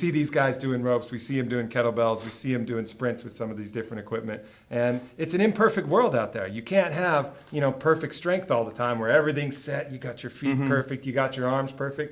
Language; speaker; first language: English; native; English